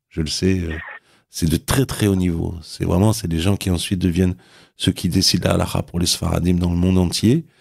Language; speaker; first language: French; native; French